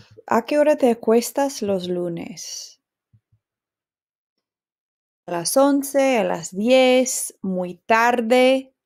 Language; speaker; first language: Spanish; non-native, fluent; English